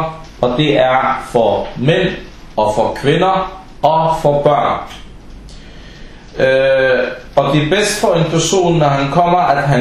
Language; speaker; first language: Danish; non-native, fluent; Arabic